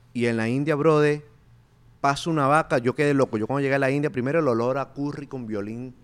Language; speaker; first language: Spanish; native; Spanish